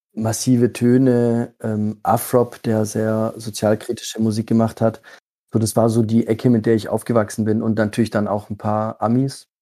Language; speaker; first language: German; early bilingual, other home language; Italian